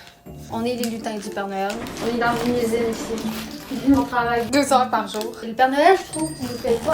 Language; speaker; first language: French; native; French